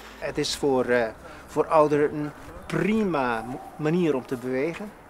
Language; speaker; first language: Dutch; early bilingual, other home language; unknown